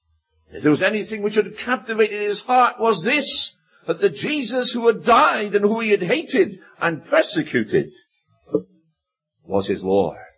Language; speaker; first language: English; native; English